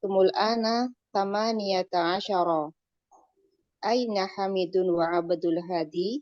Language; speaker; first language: Arabic; non-native, learner; Indonesian